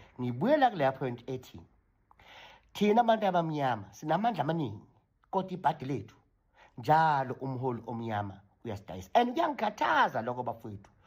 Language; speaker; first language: Zulu; native; Zulu